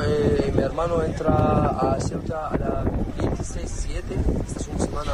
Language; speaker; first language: Spanish; non-native, learner; Arabic